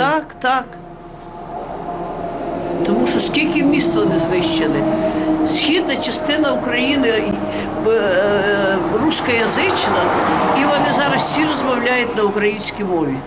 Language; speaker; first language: Ukrainian; non-native, local second language; Russian